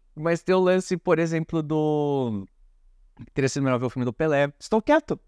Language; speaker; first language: Portuguese; native; Portuguese